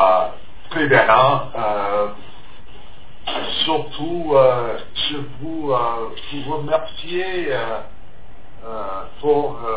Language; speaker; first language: French; non-native, fluent; English